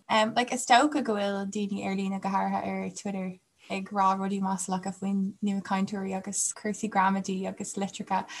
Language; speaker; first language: Irish; non-native, local second language; English